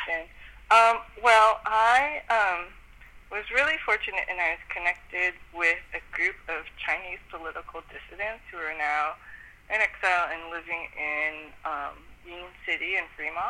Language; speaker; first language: English; native; English